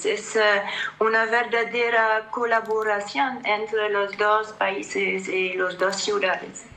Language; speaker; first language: Spanish; non-native, fluent; French